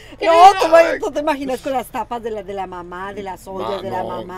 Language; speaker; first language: Spanish; native; Spanish